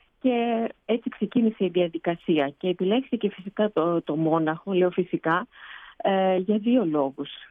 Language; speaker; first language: Greek; early bilingual, heritage; Greek